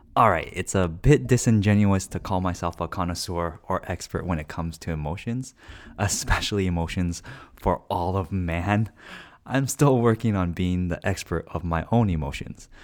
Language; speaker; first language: English; native; English